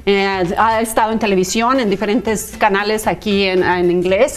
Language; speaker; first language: Spanish; native; Spanish